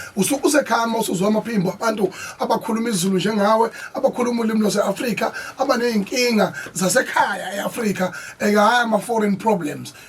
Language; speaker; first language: Zulu; native; Zulu